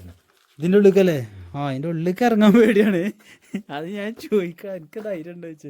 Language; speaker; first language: Malayalam; native; Malayalam